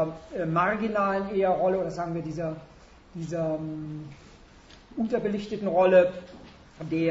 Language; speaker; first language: German; native; German